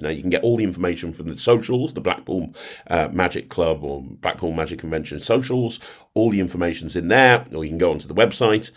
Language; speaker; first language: English; native; English